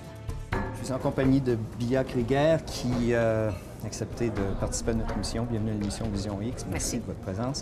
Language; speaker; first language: French; native; French